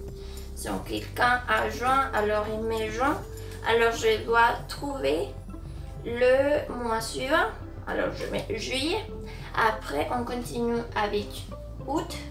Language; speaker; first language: French; non-native, fluent; Spanish